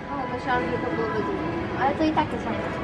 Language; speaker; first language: Polish; early bilingual, heritage; Polish